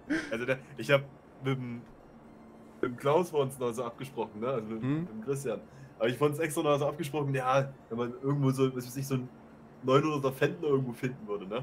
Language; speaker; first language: German; native; German